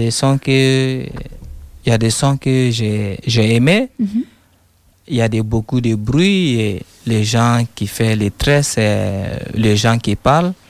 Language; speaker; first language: French; non-native, learner; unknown